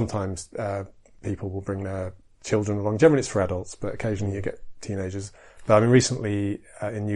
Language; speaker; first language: English; native; English